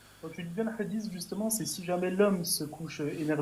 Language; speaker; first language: French; native; French